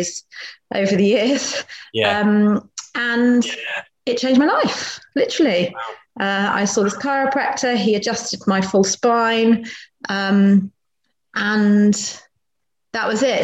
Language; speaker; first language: English; native; English